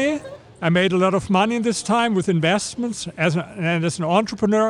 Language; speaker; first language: English; non-native, fluent; German